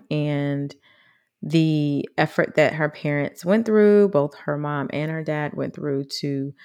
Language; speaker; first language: English; native; English